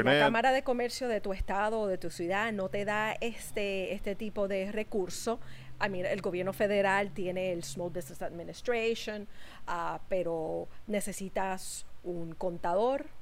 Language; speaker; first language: Spanish; native; Spanish